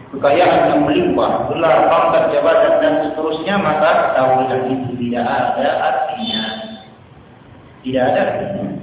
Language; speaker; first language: Indonesian; native; Indonesian